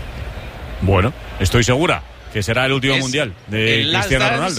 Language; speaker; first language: Spanish; native; Spanish